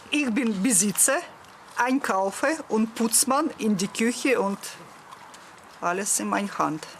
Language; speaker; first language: German; non-native, learner; Russian